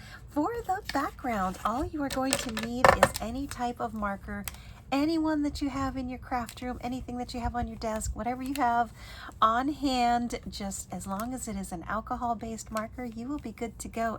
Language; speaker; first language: English; native; English